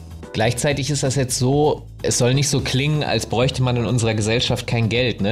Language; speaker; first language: German; native; German